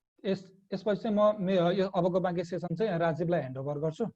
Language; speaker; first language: Nepali; native; Nepali